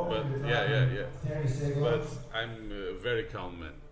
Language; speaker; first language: English; non-native, learner; Portuguese